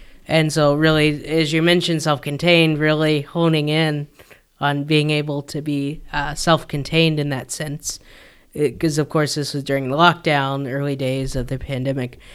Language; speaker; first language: English; native; English